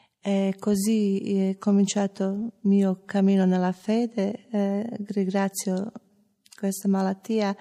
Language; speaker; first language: Italian; non-native, learner; Croatian